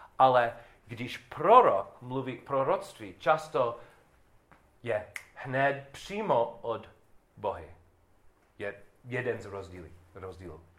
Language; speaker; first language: Czech; non-native, learner; English